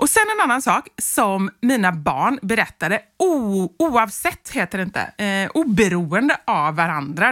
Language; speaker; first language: Swedish; native; Swedish